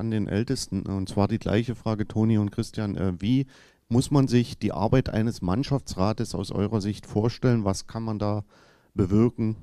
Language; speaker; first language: German; native; German